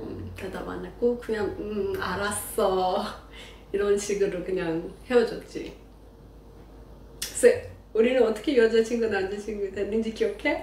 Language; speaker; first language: Korean; non-native, learner; Persian